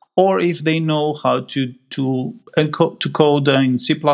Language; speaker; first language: English; non-native, fluent; Greek